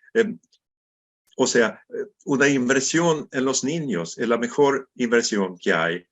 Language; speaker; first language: Spanish; non-native, fluent; Swedish